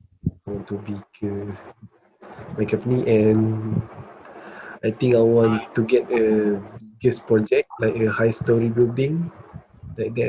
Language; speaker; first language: English; non-native, learner; Malay